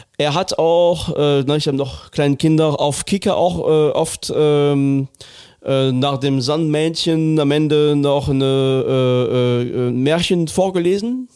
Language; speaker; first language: German; non-native, fluent; French